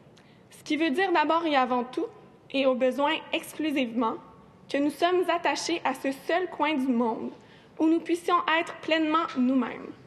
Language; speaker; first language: French; native; French